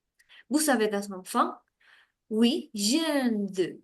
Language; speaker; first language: French; non-native, learner; Spanish